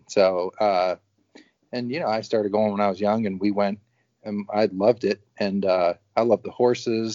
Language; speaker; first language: English; native; English